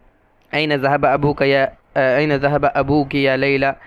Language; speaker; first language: Arabic; non-native, fluent; Urdu